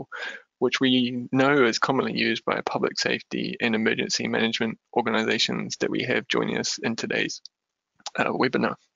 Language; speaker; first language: English; native; English